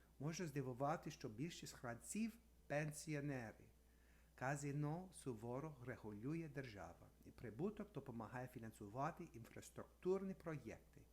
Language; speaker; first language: Ukrainian; non-native, learner; English